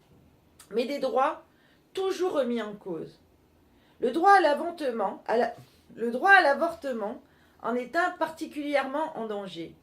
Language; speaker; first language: French; native; French